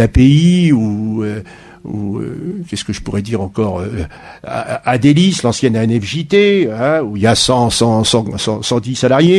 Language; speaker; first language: French; native; French